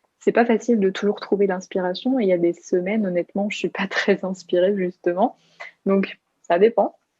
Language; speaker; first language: French; native; French